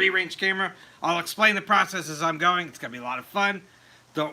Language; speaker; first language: English; native; English